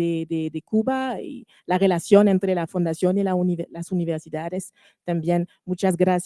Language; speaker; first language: Spanish; non-native, learner; French